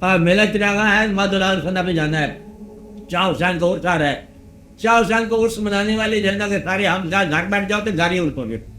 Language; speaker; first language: Urdu; non-native, local second language; Punjabi